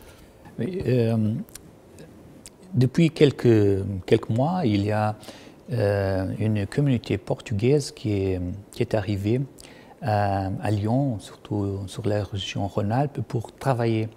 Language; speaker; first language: French; non-native, fluent; Portuguese